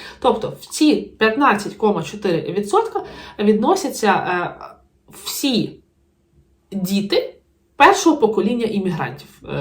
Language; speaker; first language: Ukrainian; native; Ukrainian